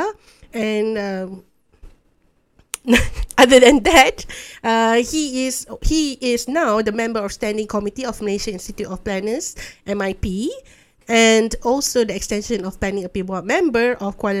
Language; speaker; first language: English; non-native, local second language; Malay